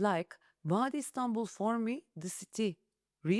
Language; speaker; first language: English; non-native, learner; Turkish